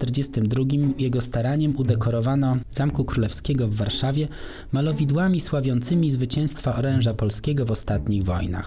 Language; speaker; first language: Polish; native; Polish